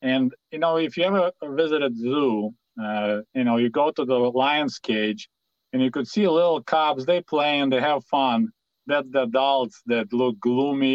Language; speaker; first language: English; non-native, fluent; Russian